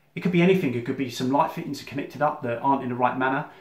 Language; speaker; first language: English; native; English